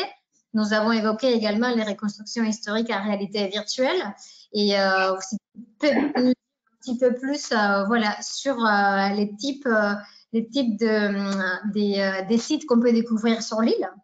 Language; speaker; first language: French; native; French